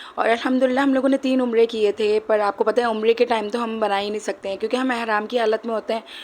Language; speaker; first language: Hindi; native; Hindi